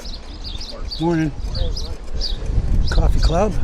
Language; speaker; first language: English; native; English